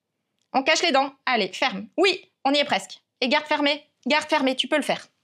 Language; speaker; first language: French; native; French